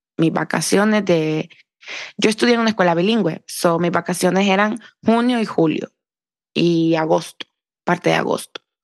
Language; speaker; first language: Spanish; native; Spanish